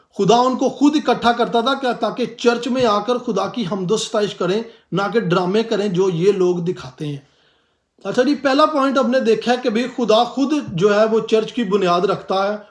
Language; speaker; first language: Urdu; non-native, local second language; Punjabi